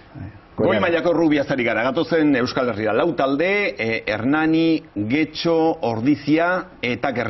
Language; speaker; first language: Basque; native; Basque